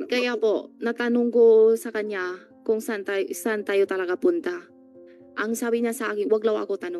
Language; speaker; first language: Filipino; non-native, learner; Chinese